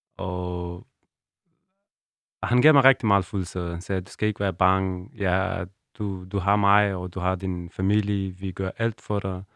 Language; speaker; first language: Danish; non-native, learner; Persian